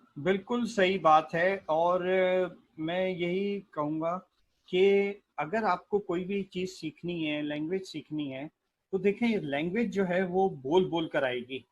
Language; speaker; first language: Urdu; native; Urdu